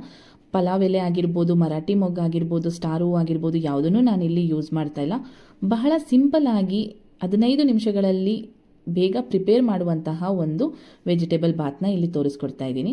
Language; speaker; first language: Kannada; native; Kannada